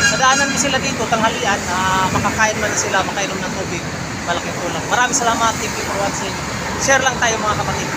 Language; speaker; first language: Filipino; non-native, local second language; Cebuano